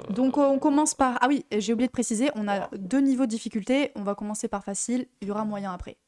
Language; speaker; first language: French; native; French